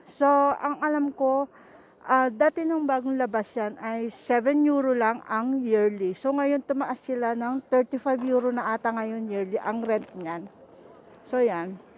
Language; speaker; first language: Filipino; native; Filipino